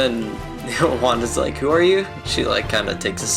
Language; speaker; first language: English; native; English